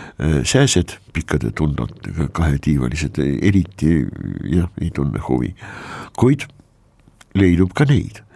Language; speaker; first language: Estonian; non-native, local second language; Russian